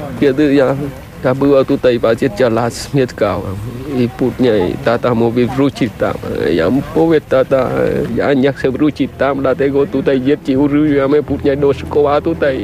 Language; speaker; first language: Polish; non-native, learner; Vietnamese